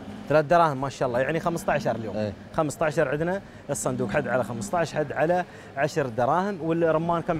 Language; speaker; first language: Arabic; native; Arabic